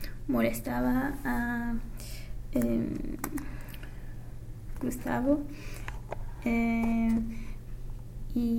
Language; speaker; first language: Spanish; non-native, learner; English